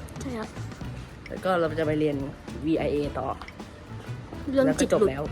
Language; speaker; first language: Thai; native; Thai